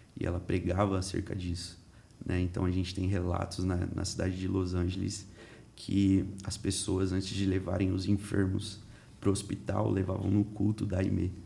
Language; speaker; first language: Portuguese; early bilingual, heritage; Portuguese